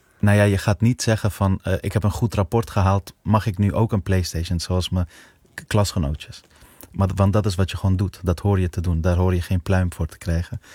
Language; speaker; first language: Dutch; early bilingual, other home language; Persian